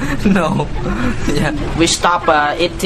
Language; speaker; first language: English; non-native, learner; Khmer